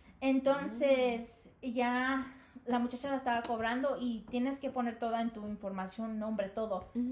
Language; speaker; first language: Spanish; early bilingual, heritage; Spanish